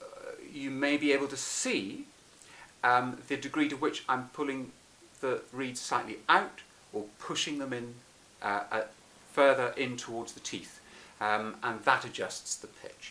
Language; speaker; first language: English; native; English